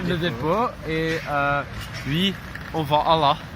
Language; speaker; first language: French; non-native, learner; Dutch